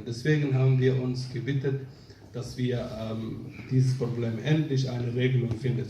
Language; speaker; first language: German; non-native, fluent; Somali